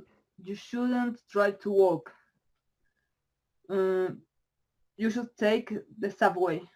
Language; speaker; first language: English; non-native, learner; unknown